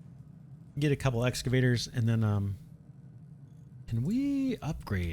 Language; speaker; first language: English; native; English